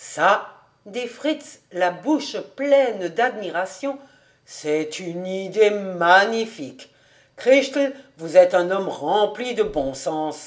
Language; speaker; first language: French; native; French